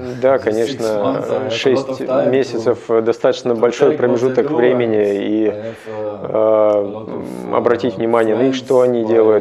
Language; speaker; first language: Russian; non-native, fluent; German